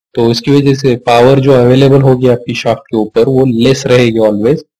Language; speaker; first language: Hindi; non-native, local second language; Marathi